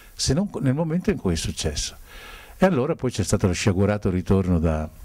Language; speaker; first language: Italian; native; Italian